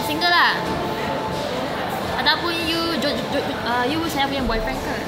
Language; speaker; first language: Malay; non-native, local second language; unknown